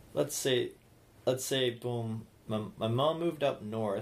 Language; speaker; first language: English; native; English